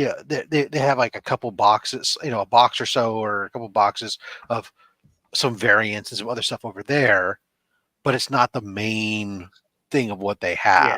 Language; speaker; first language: English; native; English